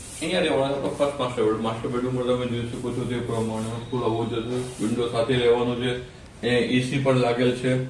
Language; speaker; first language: Gujarati; native; Gujarati